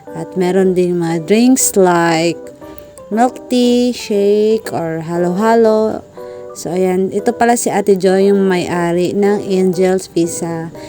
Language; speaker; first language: Filipino; non-native, local second language; Cebuano